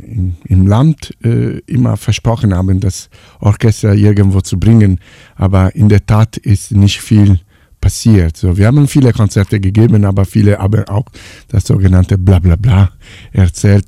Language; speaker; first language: German; non-native, fluent; Italian